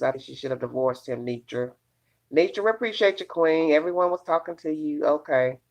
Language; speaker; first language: English; native; English